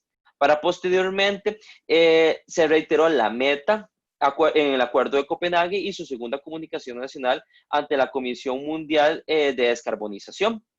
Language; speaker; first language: Spanish; native; Spanish